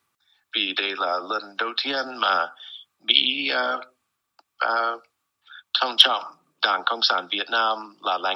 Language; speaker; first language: Vietnamese; non-native, fluent; English